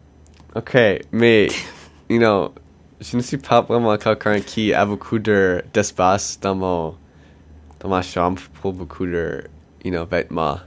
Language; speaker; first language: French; non-native, learner; English